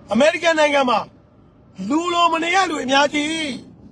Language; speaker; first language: Burmese; native; Burmese